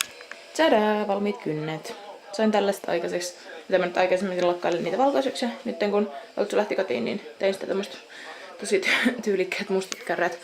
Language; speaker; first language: Finnish; native; Finnish